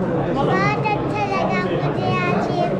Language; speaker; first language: Hindi; non-native, local second language; Assamese